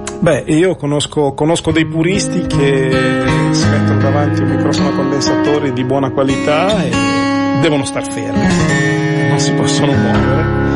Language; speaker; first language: Italian; native; Italian